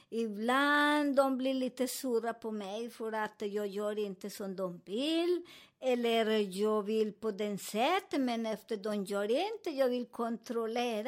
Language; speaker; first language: Swedish; non-native, learner; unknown